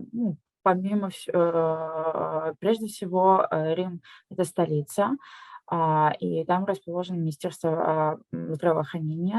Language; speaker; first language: Russian; native; Russian